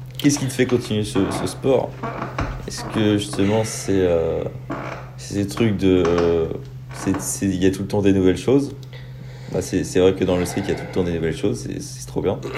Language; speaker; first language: French; native; French